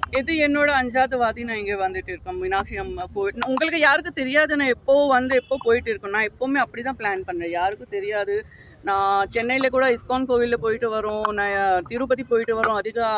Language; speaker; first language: Tamil; non-native, learner; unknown